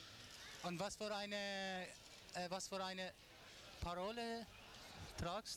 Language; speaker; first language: German; non-native, learner; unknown